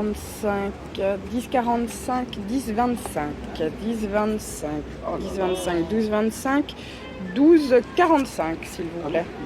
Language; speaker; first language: French; native; French